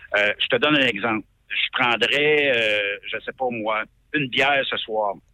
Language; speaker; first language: French; native; French